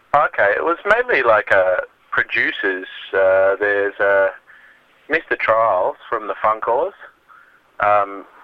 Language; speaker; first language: English; native; English